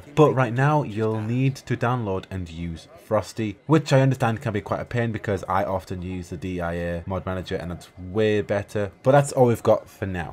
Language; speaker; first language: English; native; English